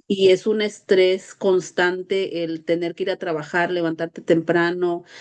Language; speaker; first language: Spanish; native; Spanish